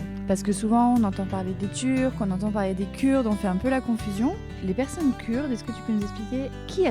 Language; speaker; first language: French; native; French